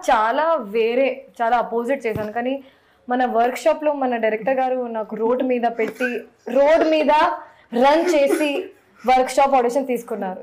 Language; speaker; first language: Telugu; non-native, fluent; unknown